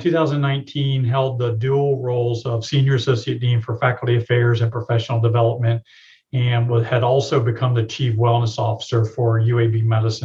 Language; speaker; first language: English; native; English